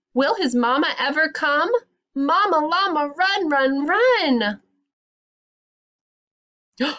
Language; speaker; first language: English; native; English